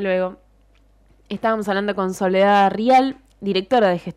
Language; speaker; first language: Spanish; native; Spanish